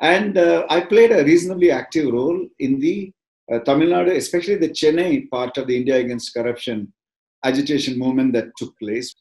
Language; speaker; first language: English; non-native, local second language; Tamil